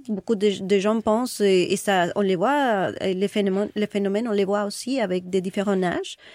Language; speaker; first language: French; non-native, fluent; Spanish